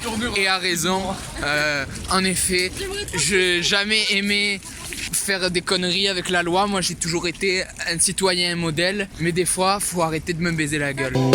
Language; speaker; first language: French; native; French